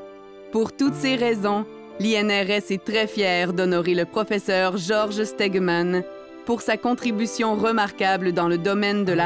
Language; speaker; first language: French; native; French